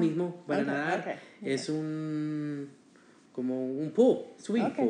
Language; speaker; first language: Spanish; early bilingual, heritage; Spanish